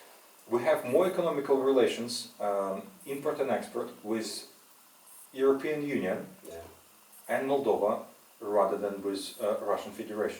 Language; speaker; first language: English; non-native, fluent; Russian